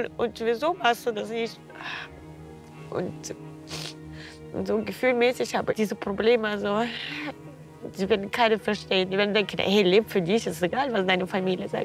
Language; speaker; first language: German; non-native, fluent; Russian